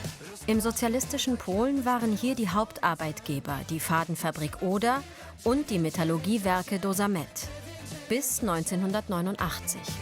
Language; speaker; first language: German; native; German